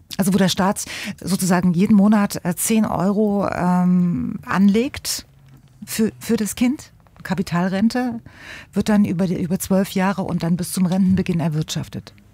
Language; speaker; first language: German; native; German